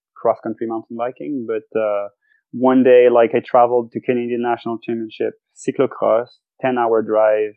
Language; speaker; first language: English; non-native, fluent; French